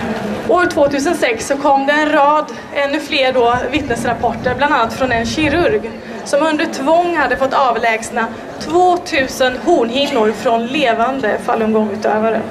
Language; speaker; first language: Swedish; native; Swedish